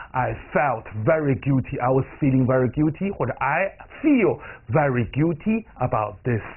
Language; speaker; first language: English; non-native, fluent; Chinese